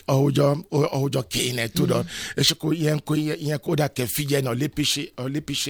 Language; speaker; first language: Hungarian; non-native, fluent; Yoruba